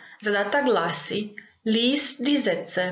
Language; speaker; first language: German; non-native, fluent; Croatian